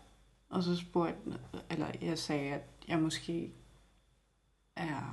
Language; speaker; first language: Danish; non-native, local second language; Kalaallisut